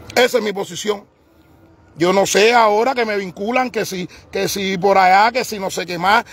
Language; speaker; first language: Spanish; native; Spanish